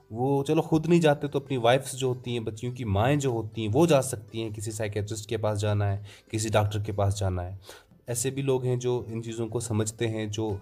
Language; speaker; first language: Urdu; non-native, local second language; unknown